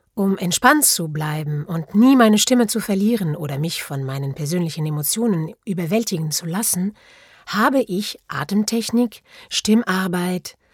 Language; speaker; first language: German; non-native, fluent; French